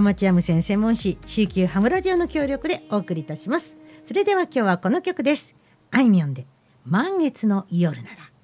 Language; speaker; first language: Japanese; native; Japanese